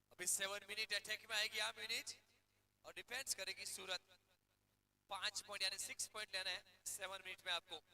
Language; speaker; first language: Hindi; non-native, local second language; Gujarati